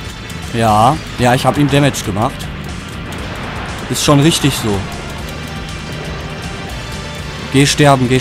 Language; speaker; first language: German; native; German